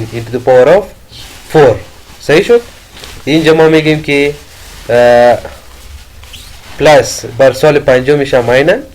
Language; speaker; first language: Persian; native; Persian